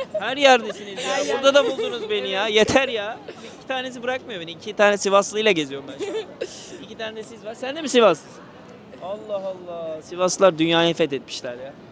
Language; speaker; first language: Turkish; native; Turkish